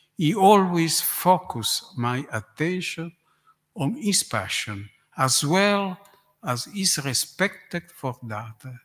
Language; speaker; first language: English; non-native, learner; Italian